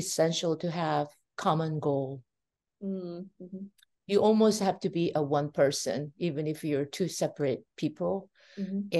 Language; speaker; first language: English; non-native, fluent; Korean